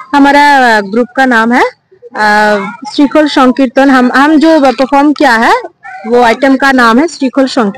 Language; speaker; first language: Hindi; non-native, local second language; Bangla